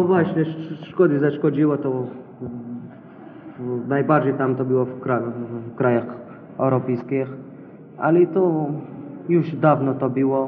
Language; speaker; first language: Polish; non-native, learner; Arabic